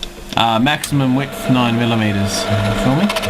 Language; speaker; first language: English; native; English